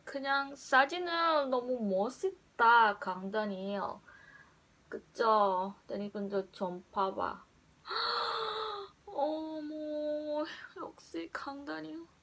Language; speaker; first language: Korean; non-native, learner; Indonesian